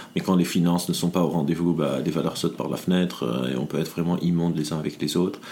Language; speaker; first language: French; non-native, local second language; Arabic